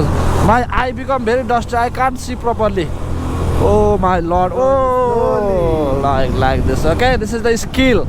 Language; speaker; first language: English; non-native, learner; Nepali